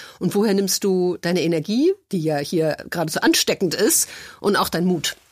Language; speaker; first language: German; native; German